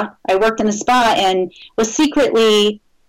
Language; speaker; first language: English; native; English